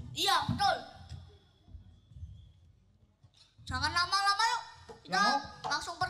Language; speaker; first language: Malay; non-native, local second language; Javanese